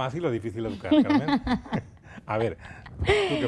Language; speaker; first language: Spanish; native; Spanish